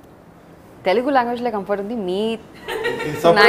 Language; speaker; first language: Telugu; non-native, learner; Tamil